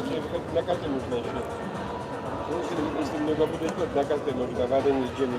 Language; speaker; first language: Russian; non-native, local second language; Georgian